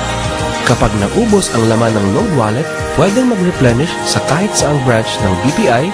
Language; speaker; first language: Filipino; native; Filipino